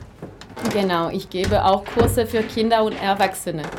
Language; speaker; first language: German; non-native, fluent; French